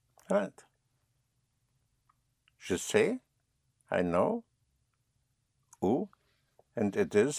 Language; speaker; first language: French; non-native, fluent; English